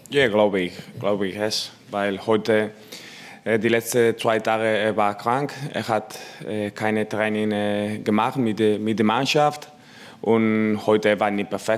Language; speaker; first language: German; non-native, learner; Spanish